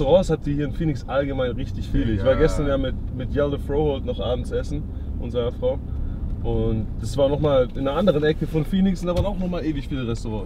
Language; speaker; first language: German; native; German